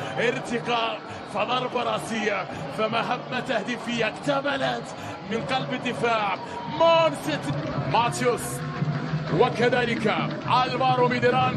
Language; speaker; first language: Arabic; native; Arabic